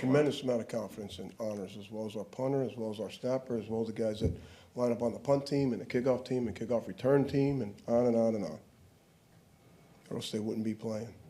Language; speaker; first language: English; native; English